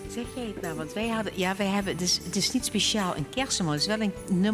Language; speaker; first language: Dutch; native; Dutch